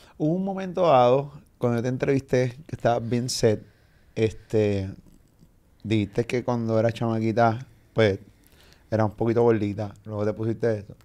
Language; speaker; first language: Spanish; native; Spanish